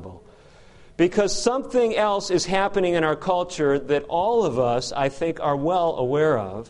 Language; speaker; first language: English; native; English